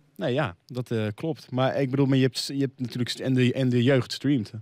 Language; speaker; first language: Dutch; native; Dutch